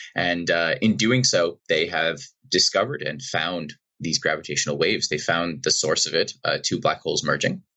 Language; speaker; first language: English; native; English